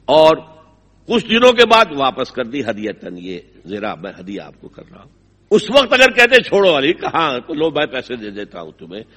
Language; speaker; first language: Urdu; native; Urdu